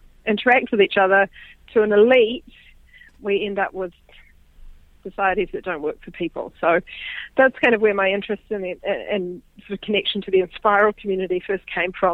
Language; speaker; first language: English; native; English